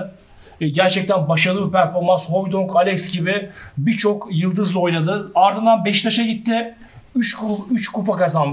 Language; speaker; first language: Turkish; native; Turkish